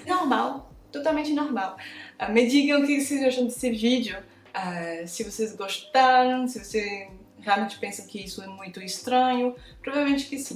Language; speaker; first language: Portuguese; non-native, fluent; French